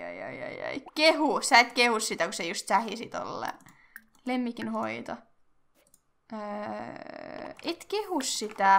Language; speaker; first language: Finnish; native; Finnish